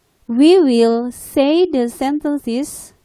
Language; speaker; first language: English; non-native, learner; Indonesian